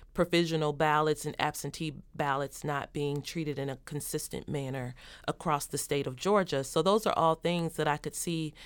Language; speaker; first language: English; native; English